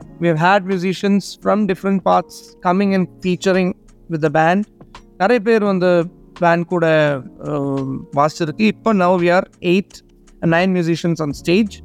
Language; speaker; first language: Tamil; non-native, learner; Malayalam